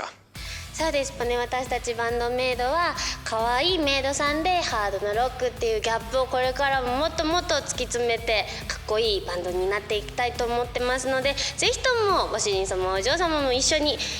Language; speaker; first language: Japanese; native; Japanese